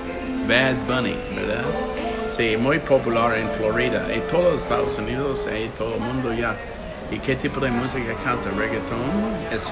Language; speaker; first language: Spanish; non-native, fluent; English